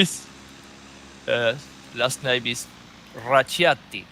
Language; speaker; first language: English; non-native, fluent; Spanish